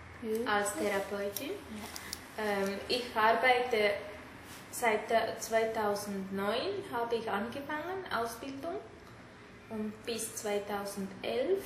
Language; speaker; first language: German; non-native, fluent; Tamil